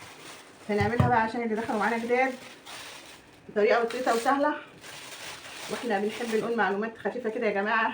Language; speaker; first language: Arabic; native; Arabic